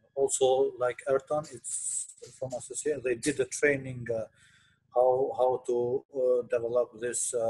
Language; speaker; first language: English; non-native, fluent; Albanian